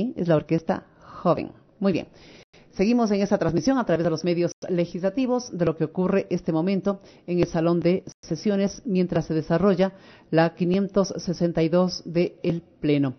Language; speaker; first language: Spanish; native; Spanish